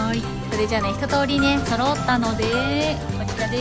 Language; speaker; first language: Japanese; native; Japanese